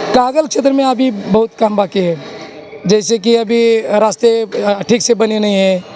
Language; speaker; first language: Hindi; non-native, local second language; Marathi